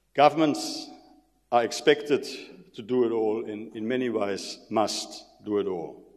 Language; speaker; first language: English; non-native, fluent; German